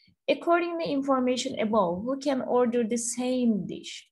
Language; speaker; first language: English; non-native, fluent; Turkish